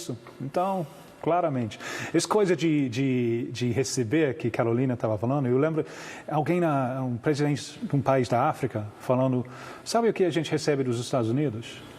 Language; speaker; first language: Portuguese; non-native, fluent; English